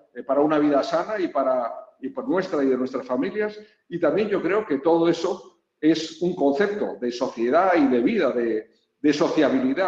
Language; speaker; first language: Spanish; native; Spanish